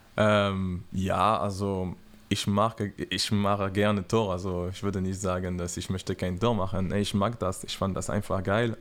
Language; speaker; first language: German; non-native, learner; French